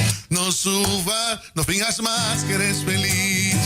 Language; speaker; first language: Spanish; native; Spanish